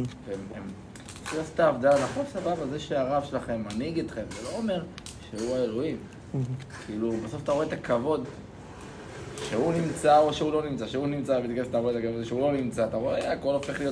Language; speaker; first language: Hebrew; native; Hebrew